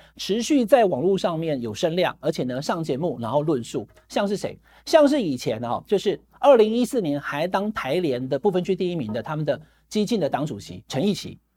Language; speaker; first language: Chinese; native; Chinese